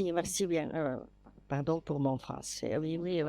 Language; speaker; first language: French; non-native, learner; Italian